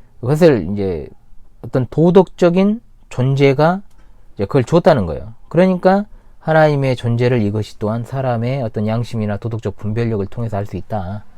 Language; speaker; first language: Korean; native; Korean